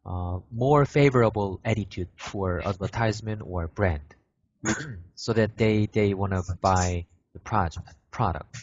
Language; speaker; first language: English; non-native, learner; Korean